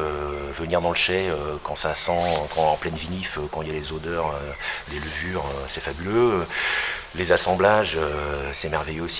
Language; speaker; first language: French; native; French